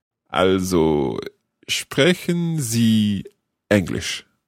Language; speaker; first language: German; non-native, learner; English